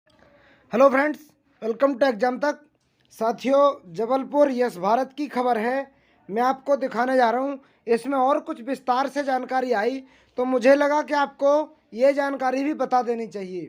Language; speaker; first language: Hindi; native; Hindi